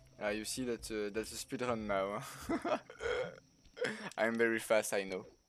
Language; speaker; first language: English; non-native, learner; French